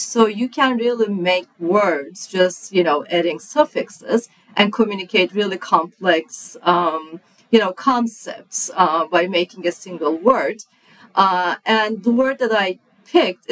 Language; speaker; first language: English; non-native, fluent; Turkish